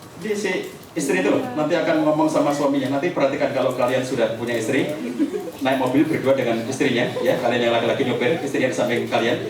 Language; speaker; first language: Indonesian; native; Indonesian